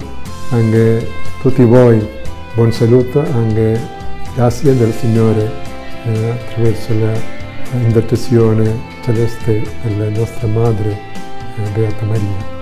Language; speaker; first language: Italian; non-native, fluent; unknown